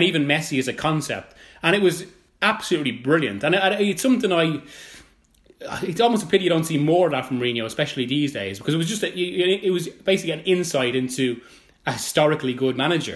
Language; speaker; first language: English; native; English